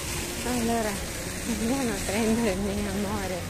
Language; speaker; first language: Italian; non-native, learner; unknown